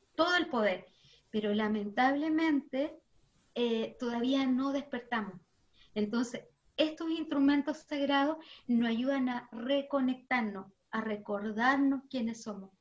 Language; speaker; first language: Spanish; native; Spanish